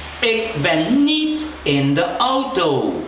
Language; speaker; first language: Dutch; non-native, local second language; Papiamento